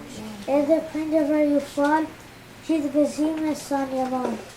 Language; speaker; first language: Albanian; early bilingual, heritage; Albanian